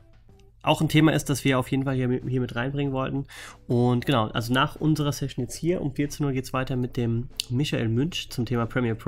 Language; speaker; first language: German; native; German